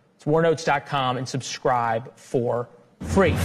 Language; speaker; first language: English; native; English